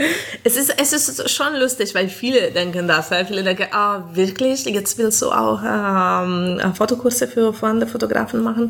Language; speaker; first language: German; non-native, fluent; Italian